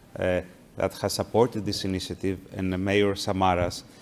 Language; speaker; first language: English; non-native, fluent; Greek